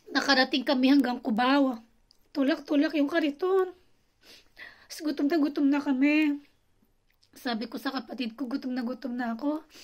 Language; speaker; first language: Filipino; native; Filipino